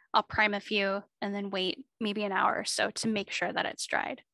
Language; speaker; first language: English; native; English